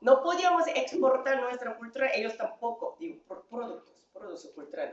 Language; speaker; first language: Spanish; non-native, fluent; Korean